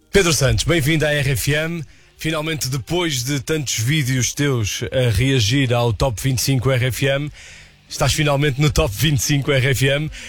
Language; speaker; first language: Portuguese; native; Portuguese